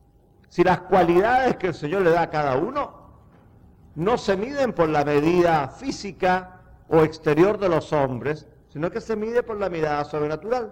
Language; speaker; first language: Spanish; native; Spanish